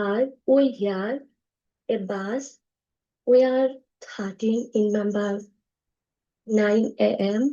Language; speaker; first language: English; non-native, learner; Bangla